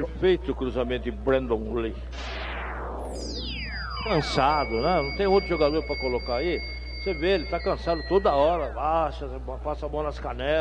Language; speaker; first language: Portuguese; native; Portuguese